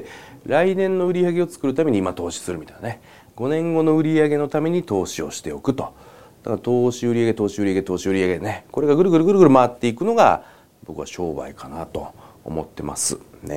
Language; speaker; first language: Japanese; native; Japanese